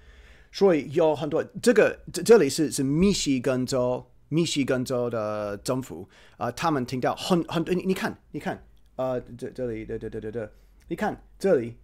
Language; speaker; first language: Chinese; non-native, fluent; English